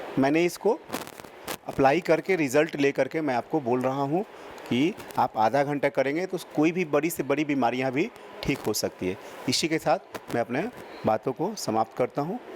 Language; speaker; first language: Hindi; native; Hindi